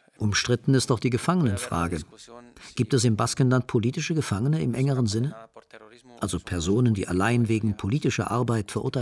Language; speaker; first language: German; native; German